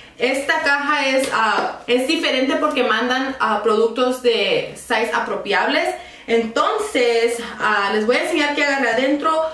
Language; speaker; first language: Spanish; early bilingual, other home language; English